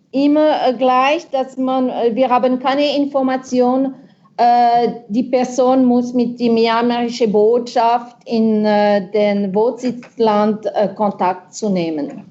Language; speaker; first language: German; non-native, local second language; French